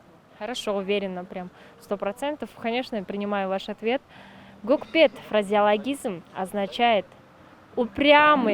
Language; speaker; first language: Russian; native; Russian